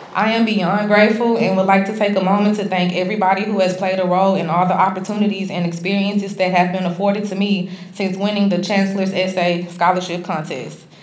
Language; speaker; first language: English; native; English